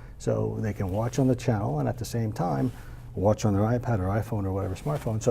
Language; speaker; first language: English; native; English